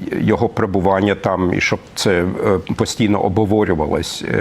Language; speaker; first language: Ukrainian; non-native, fluent; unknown